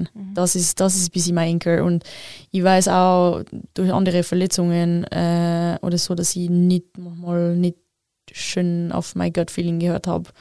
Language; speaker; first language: German; non-native, local second language; French